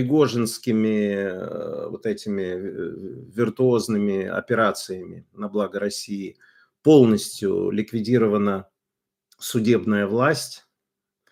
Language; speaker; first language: Russian; native; Russian